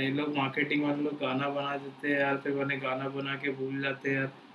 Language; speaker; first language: Hindi; native; Hindi